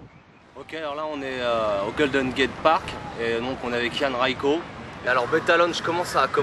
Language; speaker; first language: French; native; French